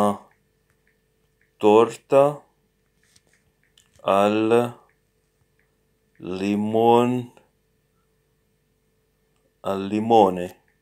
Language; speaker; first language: Italian; non-native, learner; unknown